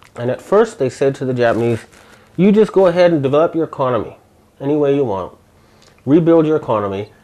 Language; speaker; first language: English; native; English